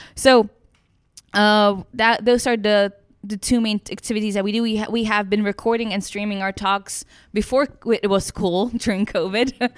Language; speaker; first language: English; non-native, fluent; Czech